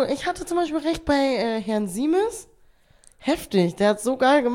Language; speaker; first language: German; native; German